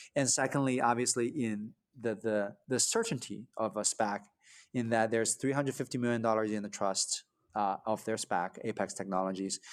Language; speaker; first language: English; early bilingual, other home language; Chinese